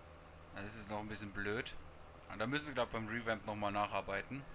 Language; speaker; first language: German; native; German